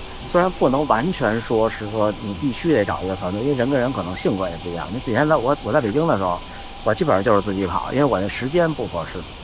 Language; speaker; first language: Chinese; native; Chinese